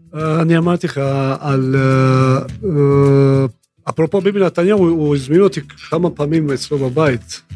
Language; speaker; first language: Hebrew; non-native, fluent; Croatian